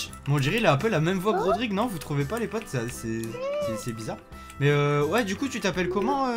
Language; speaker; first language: French; native; French